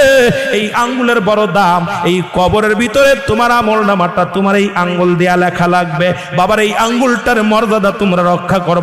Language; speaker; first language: Bangla; native; Bangla